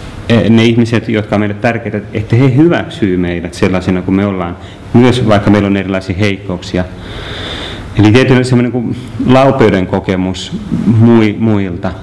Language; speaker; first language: Finnish; native; Finnish